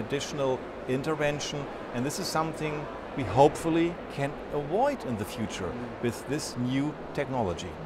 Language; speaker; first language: English; non-native, fluent; German